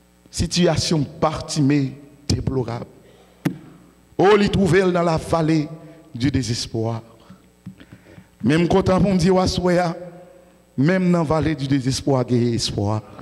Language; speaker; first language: French; native; French